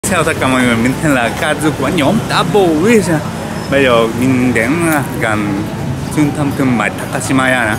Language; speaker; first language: Vietnamese; non-native, learner; Japanese